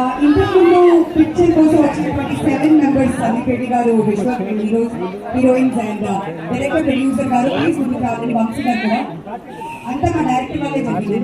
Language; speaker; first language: Telugu; native; Telugu